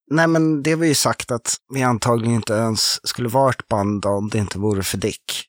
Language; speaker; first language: Swedish; non-native, fluent; French